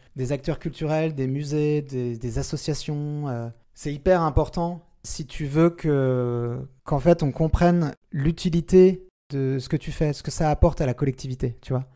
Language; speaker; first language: French; native; French